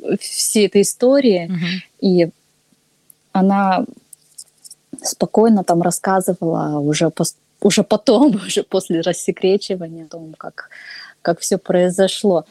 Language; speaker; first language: Russian; native; Russian